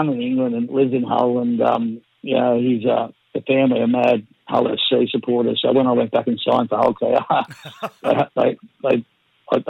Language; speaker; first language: English; native; English